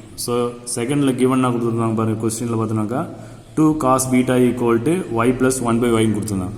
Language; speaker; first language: Tamil; native; Tamil